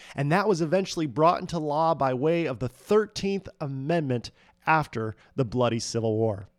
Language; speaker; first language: English; native; English